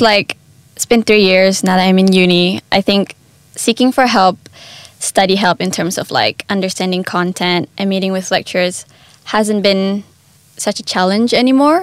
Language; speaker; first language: English; non-native, local second language; Malay